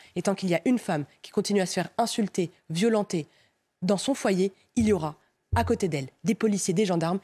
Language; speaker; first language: French; native; French